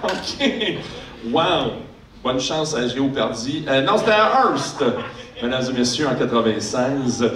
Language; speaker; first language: French; native; French